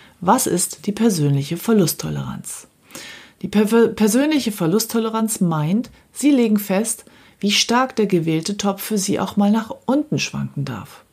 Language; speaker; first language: German; native; German